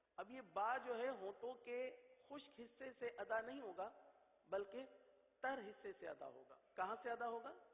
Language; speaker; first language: Urdu; native; Urdu